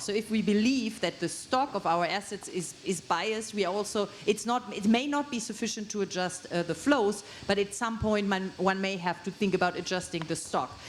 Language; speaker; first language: English; non-native, fluent; German